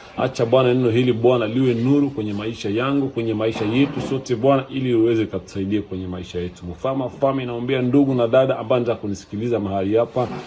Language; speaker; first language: Swahili; native; Swahili